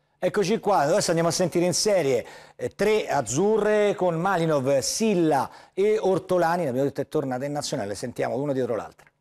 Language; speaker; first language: Italian; native; Italian